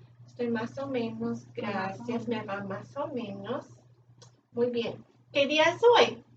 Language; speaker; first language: Spanish; non-native, fluent; English